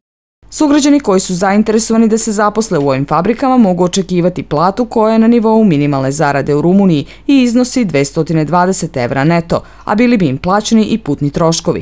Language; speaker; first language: Serbian; native; Serbian